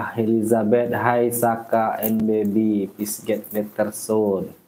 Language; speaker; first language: English; non-native, learner; Indonesian